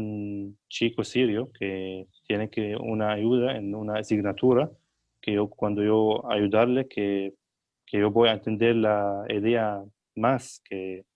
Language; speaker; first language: Spanish; non-native, learner; Arabic